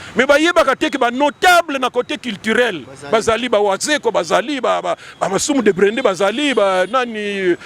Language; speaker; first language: Lingala; non-native, local second language; Kituba (Democratic Republic of Congo)